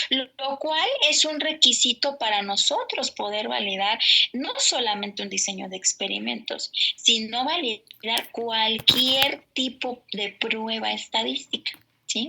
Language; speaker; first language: Spanish; native; Spanish